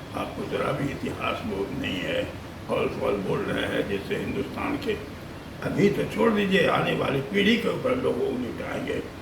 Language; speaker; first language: Hindi; native; Hindi